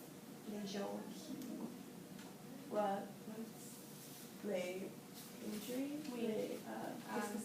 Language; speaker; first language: French; non-native, learner; English